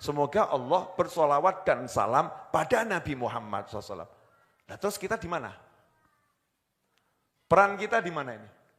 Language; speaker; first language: Indonesian; native; Indonesian